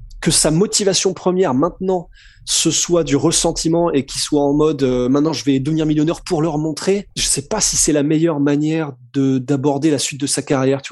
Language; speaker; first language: French; native; French